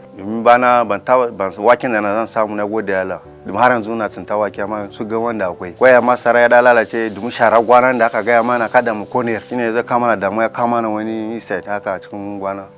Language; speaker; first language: Hausa; non-native, local second language; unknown